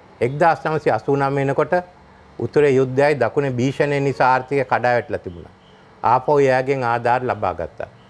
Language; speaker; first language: Sinhala; native; Sinhala